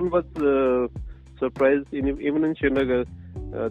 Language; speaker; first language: English; non-native, local second language; Punjabi